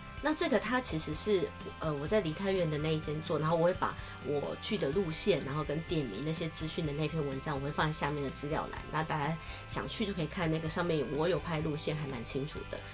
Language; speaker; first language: Chinese; native; Chinese